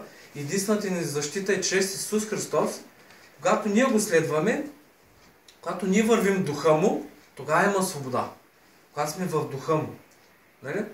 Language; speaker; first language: Bulgarian; native; Bulgarian